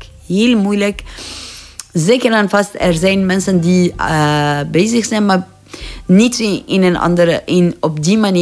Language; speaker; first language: Dutch; non-native, fluent; Persian